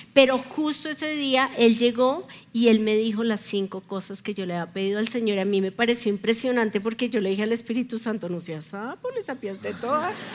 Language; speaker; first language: Spanish; native; Spanish